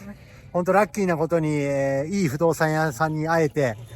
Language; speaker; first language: Japanese; native; Japanese